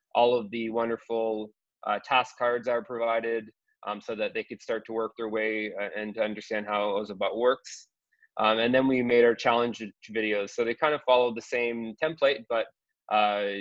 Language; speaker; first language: English; native; English